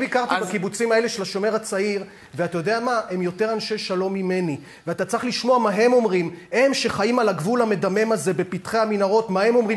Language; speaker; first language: Hebrew; native; Hebrew